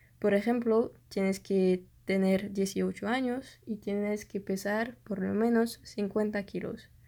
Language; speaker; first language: Spanish; non-native, fluent; French